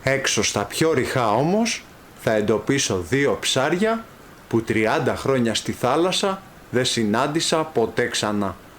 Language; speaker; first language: Greek; native; Greek